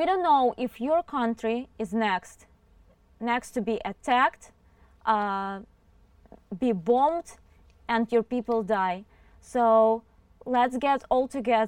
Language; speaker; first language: English; non-native, fluent; Ukrainian